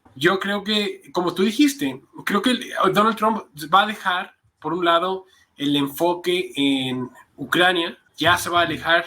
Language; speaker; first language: Spanish; native; Spanish